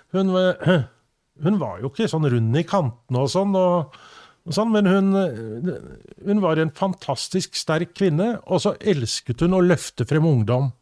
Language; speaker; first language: Norwegian; native; Norwegian